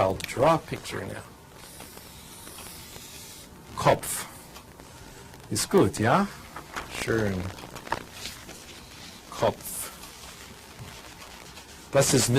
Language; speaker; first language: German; non-native, fluent; English